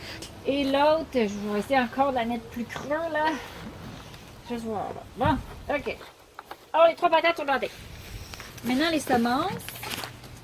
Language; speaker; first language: French; native; French